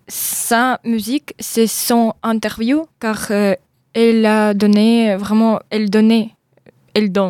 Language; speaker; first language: French; non-native, learner; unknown